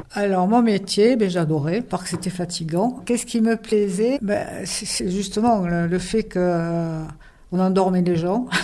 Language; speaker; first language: French; native; French